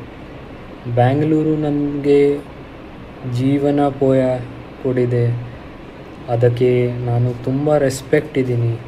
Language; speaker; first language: Kannada; non-native, local second language; Hindi